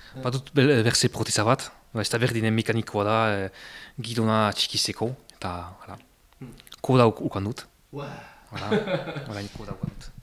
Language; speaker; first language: Basque; native; Basque